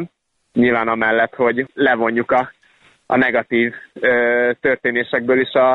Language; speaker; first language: Hungarian; native; Hungarian